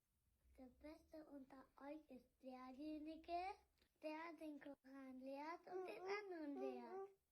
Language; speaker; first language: German; early bilingual, other home language; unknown